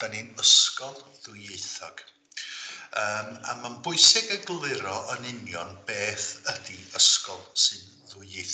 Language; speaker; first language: Welsh; native; Welsh